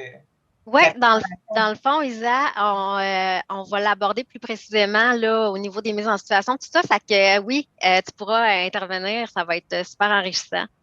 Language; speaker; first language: French; native; French